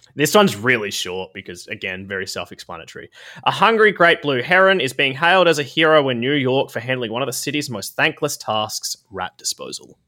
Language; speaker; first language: English; native; English